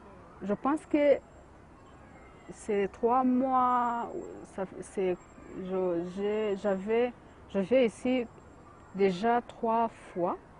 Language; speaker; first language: French; non-native, learner; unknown